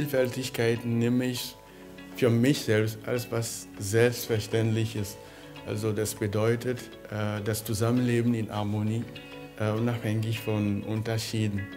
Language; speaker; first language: German; non-native, fluent; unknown